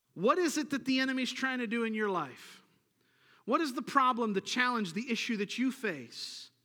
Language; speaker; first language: English; native; English